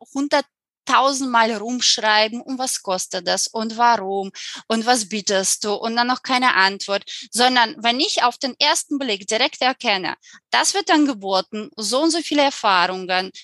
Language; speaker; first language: German; non-native, fluent; Ukrainian